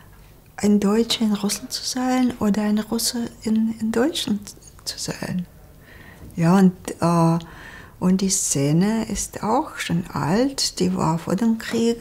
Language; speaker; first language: German; non-native, fluent; Russian